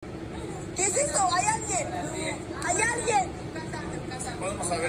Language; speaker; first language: Spanish; native; Spanish